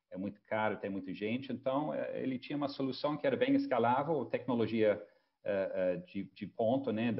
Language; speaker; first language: Portuguese; non-native, fluent; English